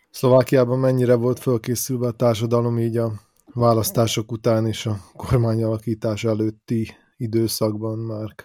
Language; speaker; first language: Hungarian; native; Hungarian